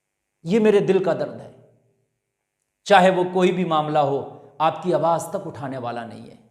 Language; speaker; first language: Urdu; native; Urdu